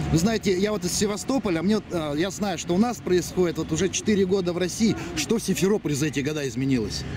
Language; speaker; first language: Russian; native; Russian